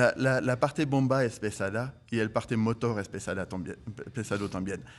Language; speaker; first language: Spanish; non-native, fluent; French